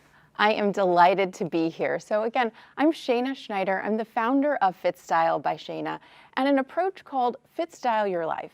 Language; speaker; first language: English; native; English